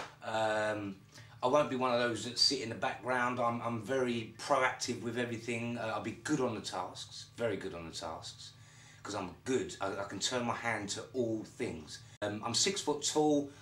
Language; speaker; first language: English; native; English